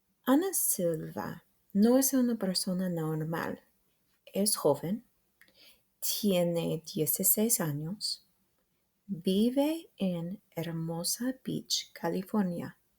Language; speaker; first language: Spanish; non-native, fluent; English